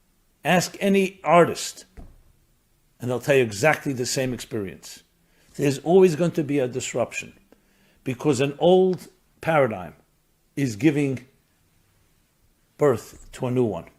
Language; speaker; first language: English; native; English